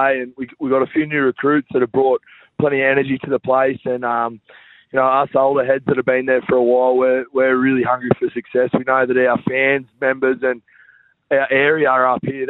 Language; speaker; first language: English; native; English